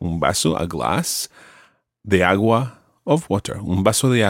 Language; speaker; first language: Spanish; non-native, fluent; English